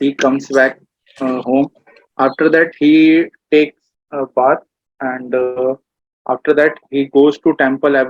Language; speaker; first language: English; non-native, learner; Hindi